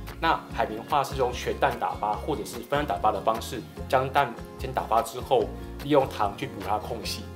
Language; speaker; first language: Chinese; native; Chinese